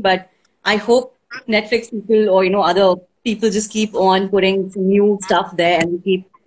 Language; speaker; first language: English; non-native, local second language; Hindi